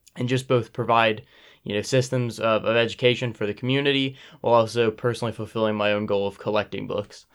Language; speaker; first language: English; native; English